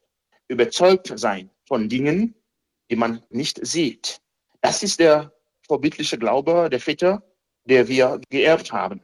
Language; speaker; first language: German; non-native, fluent; Haitian Creole